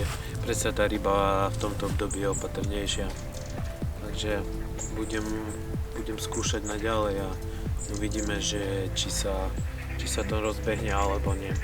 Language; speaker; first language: Slovak; native; Slovak